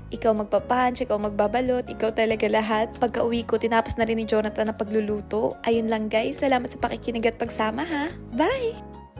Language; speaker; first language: Filipino; native; Filipino